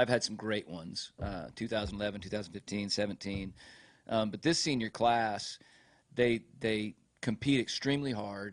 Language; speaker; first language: English; native; English